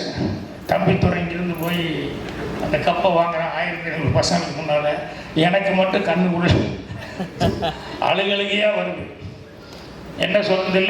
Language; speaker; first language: Tamil; native; Tamil